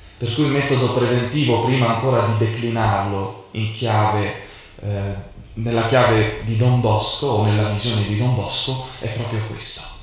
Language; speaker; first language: Italian; non-native, fluent; Arabic